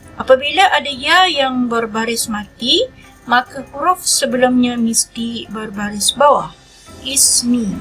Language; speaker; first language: Malay; native; Malay